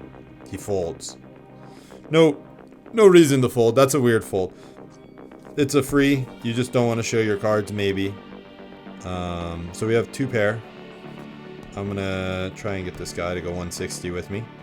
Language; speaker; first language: English; native; English